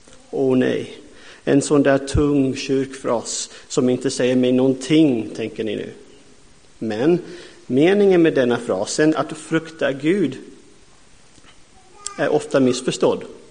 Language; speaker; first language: Swedish; non-native, fluent; English